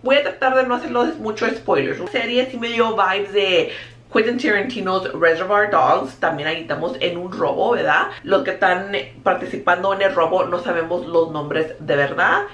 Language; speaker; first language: Spanish; early bilingual, heritage; Spanish